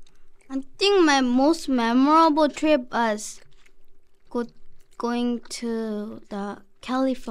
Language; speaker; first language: English; non-native, learner; Korean